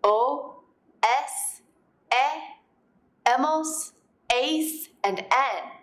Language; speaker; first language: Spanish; non-native, fluent; English